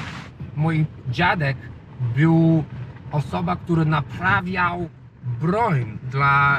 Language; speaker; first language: Polish; non-native, learner; English